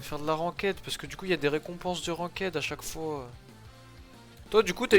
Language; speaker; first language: French; native; French